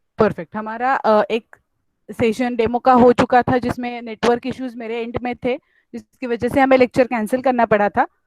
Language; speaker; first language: Hindi; non-native, local second language; Marathi